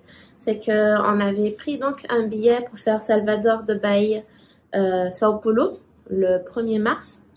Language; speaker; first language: French; native; French